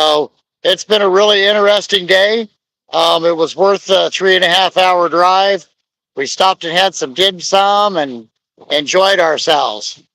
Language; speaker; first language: English; native; English